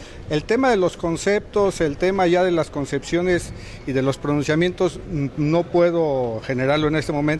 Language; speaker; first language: Spanish; native; Spanish